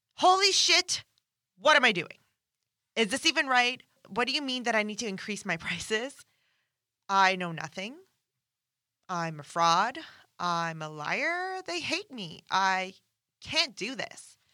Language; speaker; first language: English; non-native, fluent; Persian